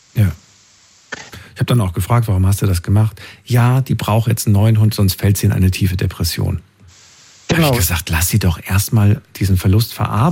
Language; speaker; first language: German; native; German